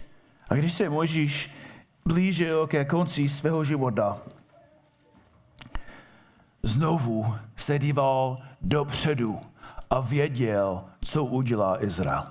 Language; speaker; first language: Czech; non-native, fluent; English